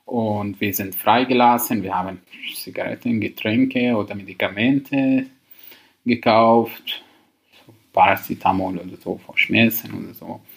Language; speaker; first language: German; non-native, learner; Arabic